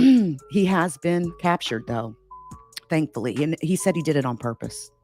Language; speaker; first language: English; native; English